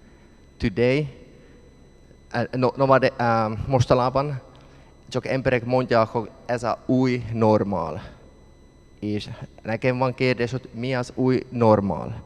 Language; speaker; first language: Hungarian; non-native, learner; Finnish